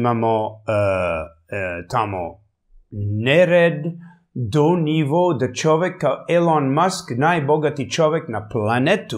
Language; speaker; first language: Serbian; early bilingual, heritage; English